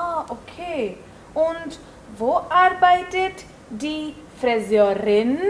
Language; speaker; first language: German; non-native, fluent; Hindi